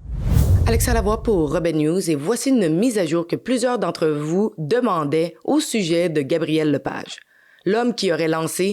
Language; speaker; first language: French; native; French